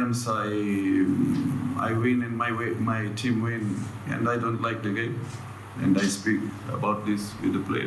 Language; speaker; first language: English; non-native, learner; Portuguese